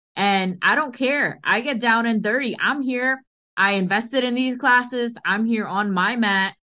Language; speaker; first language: English; early bilingual, other home language; Hindi